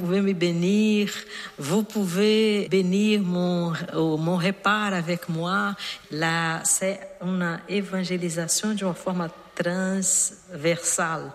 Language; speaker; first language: French; non-native, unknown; Portuguese